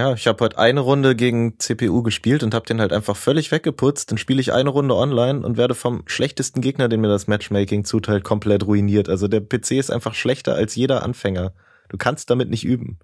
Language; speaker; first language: German; native; German